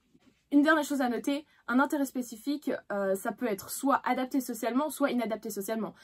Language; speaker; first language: French; native; French